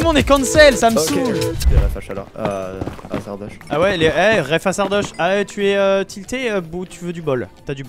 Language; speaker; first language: French; native; French